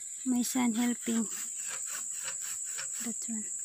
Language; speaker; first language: English; non-native, learner; Filipino